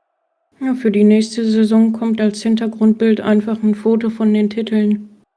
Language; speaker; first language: German; native; German